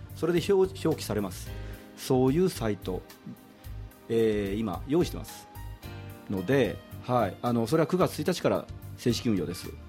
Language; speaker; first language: Japanese; native; Japanese